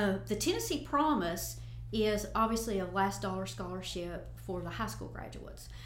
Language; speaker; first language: English; native; English